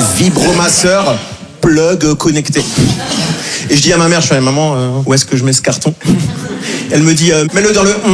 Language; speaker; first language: French; native; French